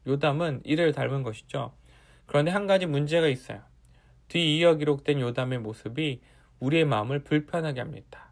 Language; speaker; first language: Korean; native; Korean